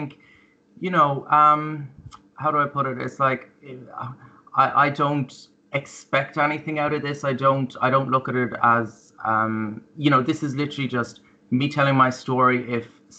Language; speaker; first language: English; native; English